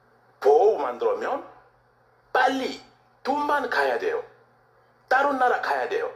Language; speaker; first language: Korean; non-native, learner; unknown